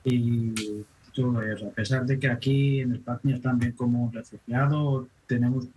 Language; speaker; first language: Spanish; non-native, fluent; Persian